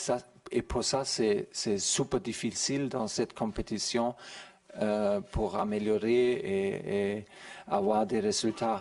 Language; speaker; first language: French; non-native, learner; German